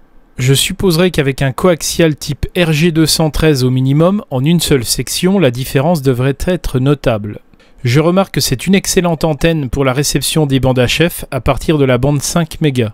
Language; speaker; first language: French; native; French